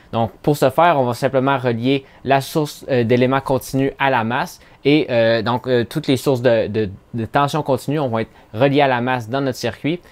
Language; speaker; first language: French; native; French